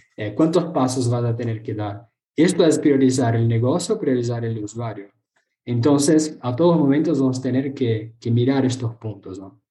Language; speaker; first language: Spanish; non-native, fluent; Portuguese